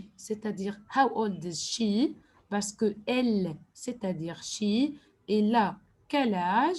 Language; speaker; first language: French; non-native, fluent; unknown